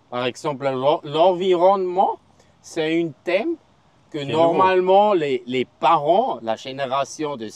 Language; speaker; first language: French; non-native, local second language; German